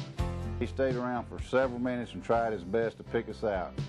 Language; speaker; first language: English; native; English